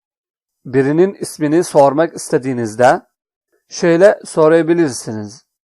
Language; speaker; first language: Turkish; non-native, fluent; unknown